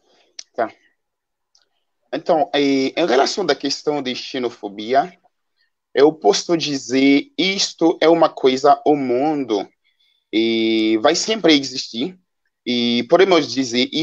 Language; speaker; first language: Portuguese; non-native, fluent; Haitian Creole